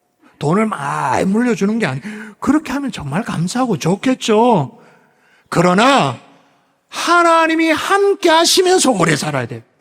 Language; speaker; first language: Korean; native; Korean